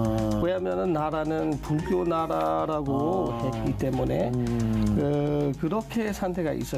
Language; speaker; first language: Korean; non-native, learner; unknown